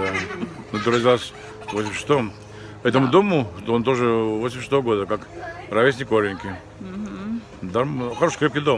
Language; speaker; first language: Russian; native; Russian